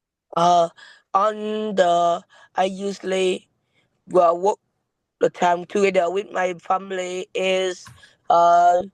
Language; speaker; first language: English; non-native, learner; Vietnamese